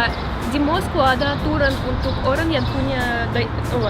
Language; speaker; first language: Indonesian; non-native, learner; Russian